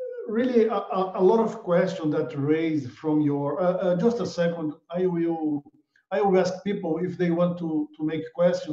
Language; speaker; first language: English; non-native, fluent; Portuguese